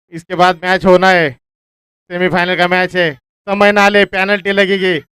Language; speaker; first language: Hindi; non-native, local second language; Marathi